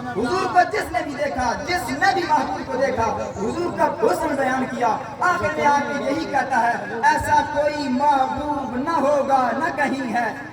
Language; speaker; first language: Urdu; non-native, local second language; Punjabi